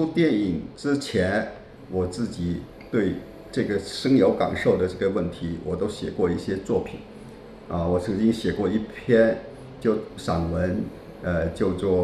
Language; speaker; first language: Chinese; non-native, local second language; Min Nan Chinese